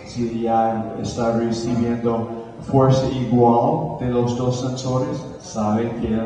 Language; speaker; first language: Spanish; non-native, fluent; English